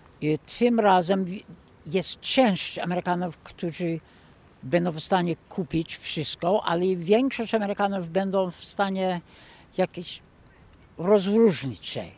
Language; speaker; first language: Polish; non-native, fluent; English